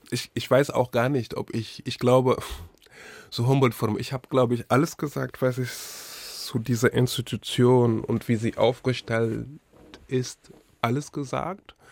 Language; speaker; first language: German; non-native, fluent; Wolof